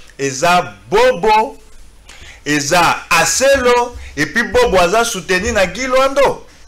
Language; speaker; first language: Lingala; native; Lingala